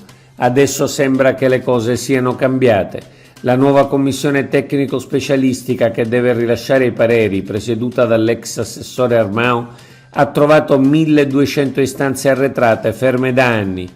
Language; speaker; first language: Italian; native; Italian